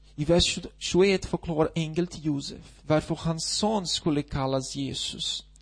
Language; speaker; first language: Swedish; non-native, fluent; Portuguese